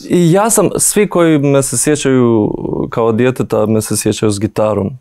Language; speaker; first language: Croatian; non-native, fluent; Albanian